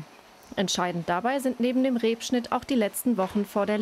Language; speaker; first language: German; native; German